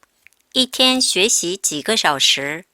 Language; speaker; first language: Chinese; non-native, fluent; Korean